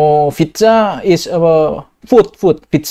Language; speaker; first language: English; non-native, learner; Indonesian